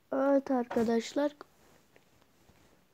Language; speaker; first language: Turkish; native; Turkish